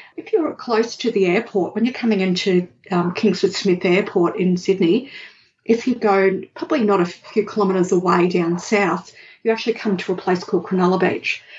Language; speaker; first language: English; native; English